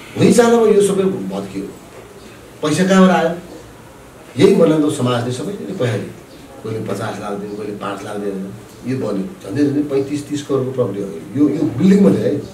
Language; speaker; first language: Nepali; non-native, local second language; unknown